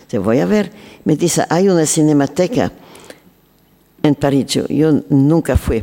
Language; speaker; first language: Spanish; non-native, learner; French